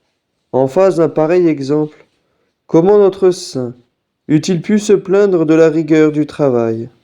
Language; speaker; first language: French; native; French